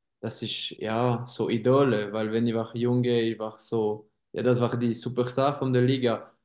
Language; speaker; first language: German; non-native, local second language; French